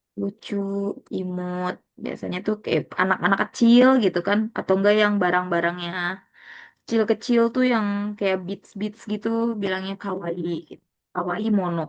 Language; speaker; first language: Indonesian; native; Indonesian